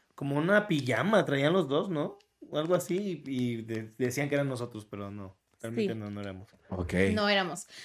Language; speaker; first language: Spanish; native; Spanish